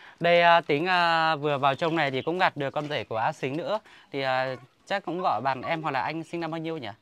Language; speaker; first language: Vietnamese; non-native, local second language; Hmong